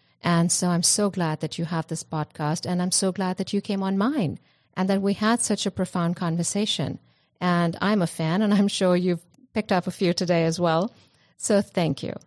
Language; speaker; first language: English; non-native, local second language; Punjabi